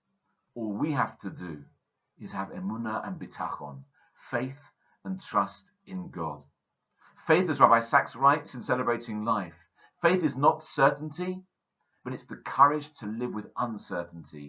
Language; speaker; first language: English; native; English